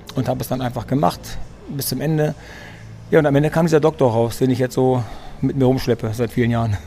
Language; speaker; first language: German; early bilingual, other home language; Greek